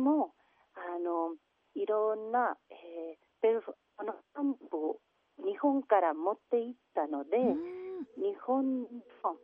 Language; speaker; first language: Japanese; non-native, learner; Catalan